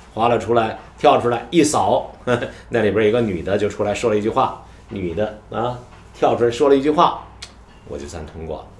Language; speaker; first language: Chinese; native; Chinese